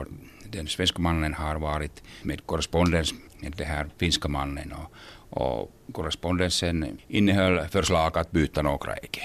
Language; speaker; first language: Swedish; non-native, local second language; Finnish